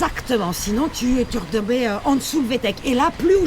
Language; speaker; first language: French; native; French